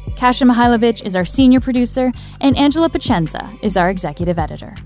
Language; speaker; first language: English; native; English